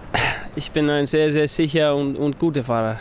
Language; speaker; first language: German; non-native, fluent; Icelandic